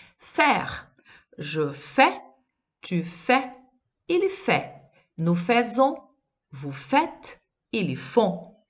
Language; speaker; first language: French; non-native, fluent; Portuguese